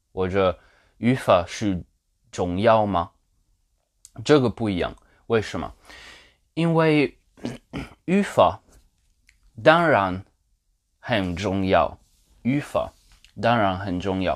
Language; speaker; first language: Chinese; non-native, learner; Polish